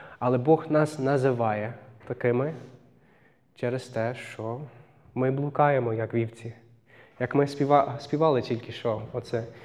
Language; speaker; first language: Ukrainian; non-native, fluent; English